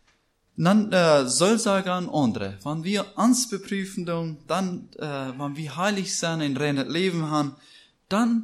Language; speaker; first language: German; non-native, learner; Plautdietsch